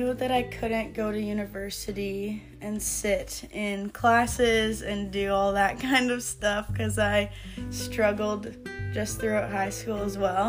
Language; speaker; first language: English; native; English